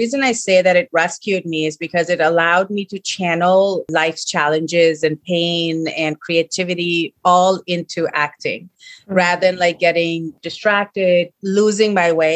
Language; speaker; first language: English; non-native, local second language; Hindi